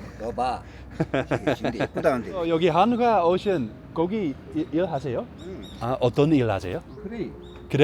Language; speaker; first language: Korean; non-native, learner; Dutch